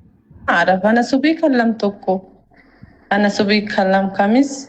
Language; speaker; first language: Arabic; non-native, learner; Amharic